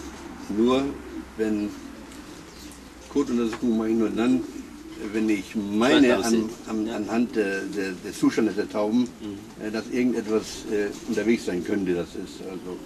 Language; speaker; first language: German; native; German